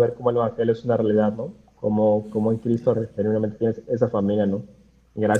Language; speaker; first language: Spanish; native; Spanish